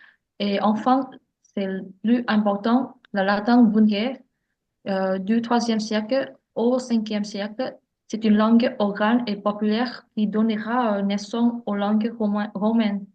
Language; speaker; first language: French; non-native, learner; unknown